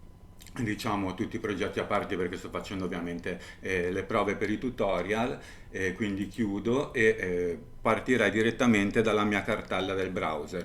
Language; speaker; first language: Italian; native; Italian